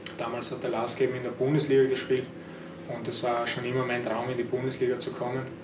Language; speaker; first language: German; early bilingual, other home language; Croatian